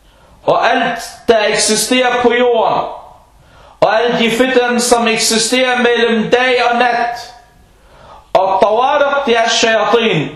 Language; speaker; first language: Danish; early bilingual, other home language; Arabic